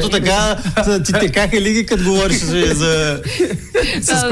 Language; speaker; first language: Bulgarian; native; Bulgarian